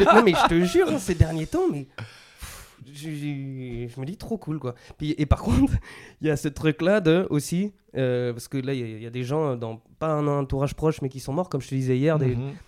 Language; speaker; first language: French; native; French